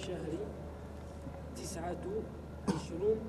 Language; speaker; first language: Arabic; non-native, learner; French